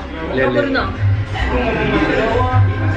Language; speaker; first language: Indonesian; non-native, learner; Japanese